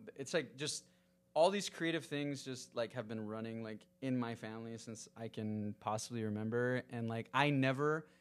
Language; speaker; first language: English; early bilingual, other home language; Spanish